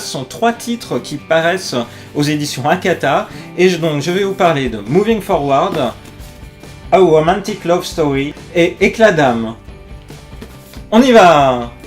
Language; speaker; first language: French; native; French